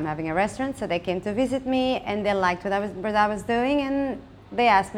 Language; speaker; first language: English; non-native, fluent; Dutch